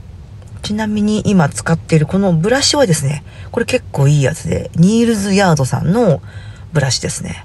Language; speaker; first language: Japanese; native; Japanese